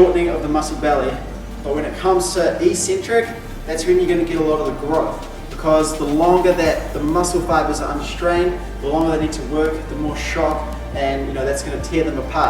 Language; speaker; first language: English; native; English